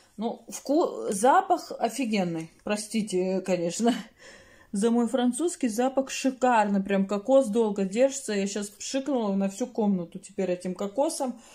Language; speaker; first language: Russian; native; Russian